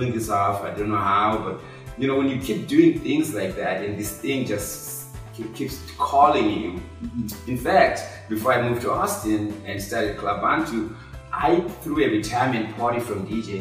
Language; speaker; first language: English; non-native, local second language; Shona